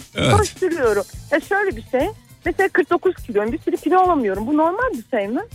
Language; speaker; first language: Turkish; native; Turkish